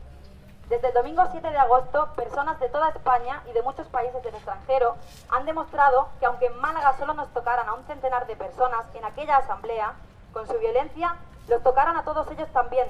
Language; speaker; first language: Spanish; native; Spanish